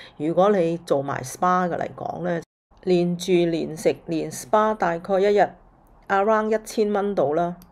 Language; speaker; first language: Cantonese; early bilingual, heritage; Cantonese